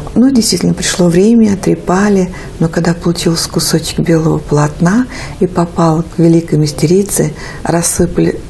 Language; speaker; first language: Russian; native; Russian